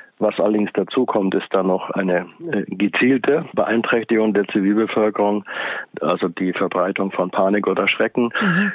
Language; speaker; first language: German; native; German